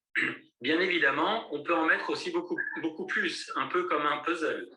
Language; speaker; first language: French; native; French